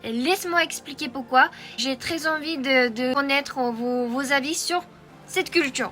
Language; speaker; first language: French; non-native, fluent; Japanese